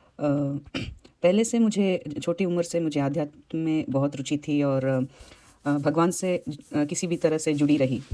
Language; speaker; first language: Hindi; non-native, local second language; Tamil